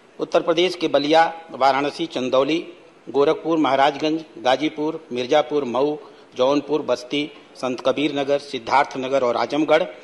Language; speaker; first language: Hindi; native; Hindi